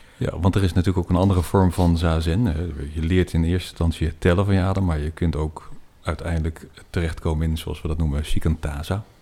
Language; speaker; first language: Dutch; native; Dutch